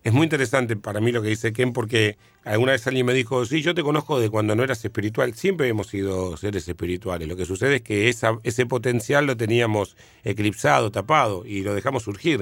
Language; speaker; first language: Spanish; native; Spanish